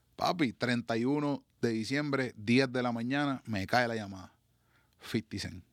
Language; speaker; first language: Spanish; native; Spanish